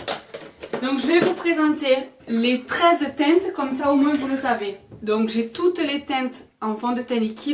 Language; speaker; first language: French; native; French